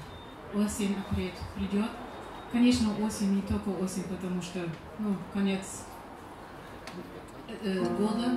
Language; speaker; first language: Russian; non-native, learner; German